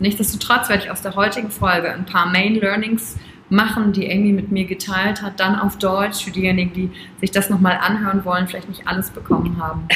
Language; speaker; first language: German; native; German